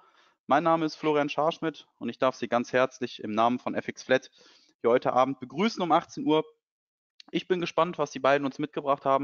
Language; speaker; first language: German; native; German